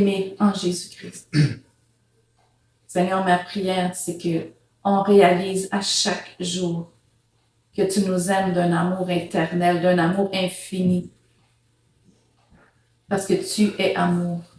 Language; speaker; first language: French; native; French